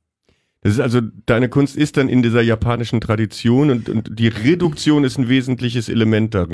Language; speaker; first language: German; native; German